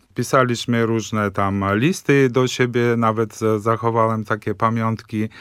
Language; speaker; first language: Polish; early bilingual, heritage; Polish